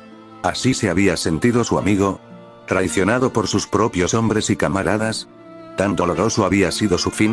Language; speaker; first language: Spanish; native; Spanish